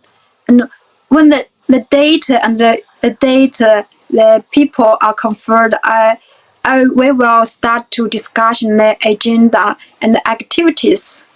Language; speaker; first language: English; non-native, fluent; Chinese